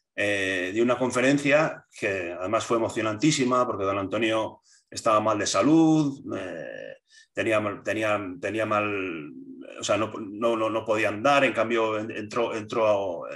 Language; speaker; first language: Spanish; native; Spanish